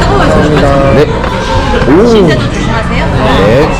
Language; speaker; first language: Korean; non-native, learner; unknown